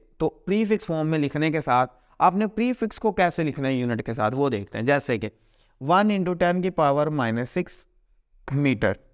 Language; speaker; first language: Hindi; native; Hindi